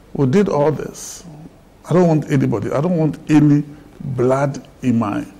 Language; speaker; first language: English; non-native, local second language; Ga